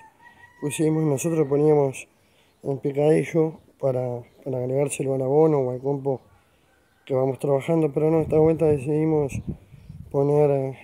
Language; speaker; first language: Spanish; native; Spanish